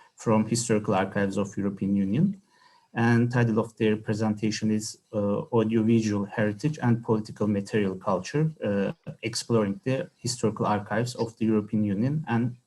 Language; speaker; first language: English; non-native, fluent; Turkish